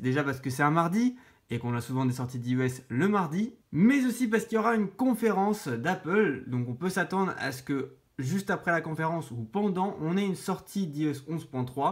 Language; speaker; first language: French; native; French